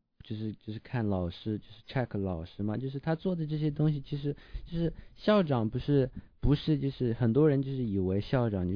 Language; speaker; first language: Chinese; early bilingual, heritage; Chinese